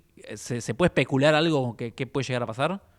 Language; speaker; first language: Spanish; native; Spanish